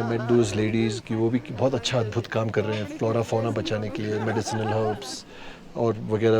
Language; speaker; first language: Hindi; native; Hindi